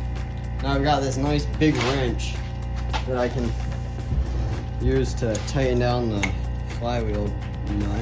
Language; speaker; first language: English; native; English